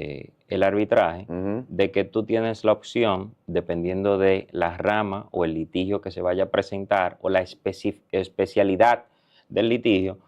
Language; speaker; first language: Spanish; native; Spanish